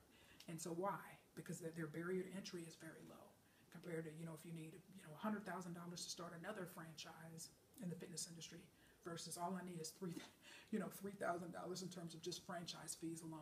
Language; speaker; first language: English; native; English